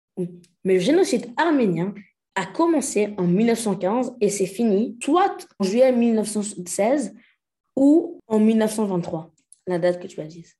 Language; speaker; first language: French; non-native, local second language; Wolof